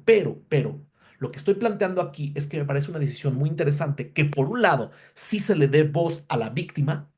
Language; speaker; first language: Spanish; native; Spanish